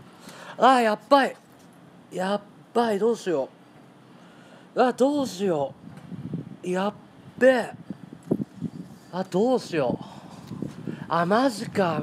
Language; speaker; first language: Japanese; native; Japanese